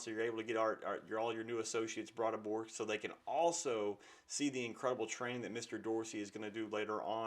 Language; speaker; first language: English; native; English